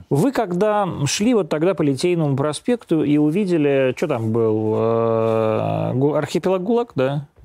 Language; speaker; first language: Russian; native; Russian